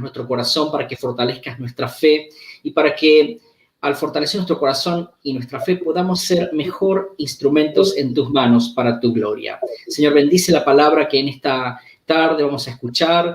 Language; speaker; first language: Spanish; native; Spanish